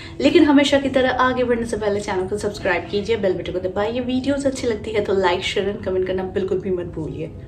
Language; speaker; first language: Hindi; non-native, local second language; Bangla